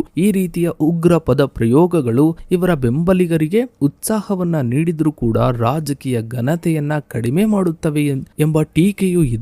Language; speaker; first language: Kannada; native; Kannada